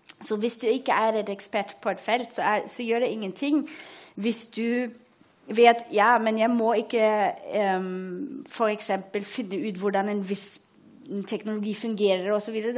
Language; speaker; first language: Norwegian; non-native, fluent; German